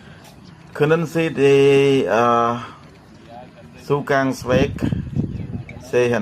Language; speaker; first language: German; non-native, learner; Khmer